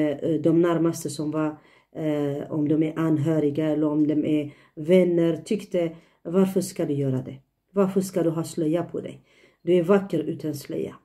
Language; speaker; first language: Swedish; non-native, fluent; Tigrinya